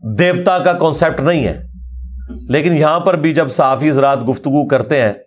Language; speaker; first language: Urdu; non-native, local second language; Punjabi